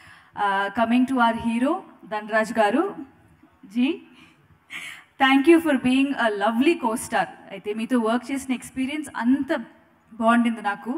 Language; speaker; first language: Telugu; non-native, fluent; Tamil